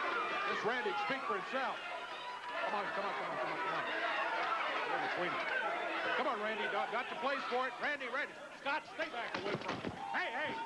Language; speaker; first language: English; native; English